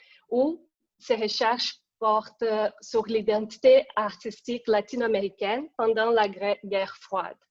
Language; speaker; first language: French; non-native, fluent; Portuguese